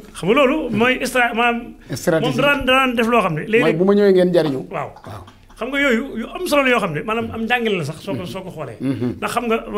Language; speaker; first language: Wolof; native; Wolof